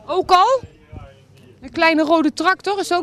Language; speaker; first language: Dutch; native; Dutch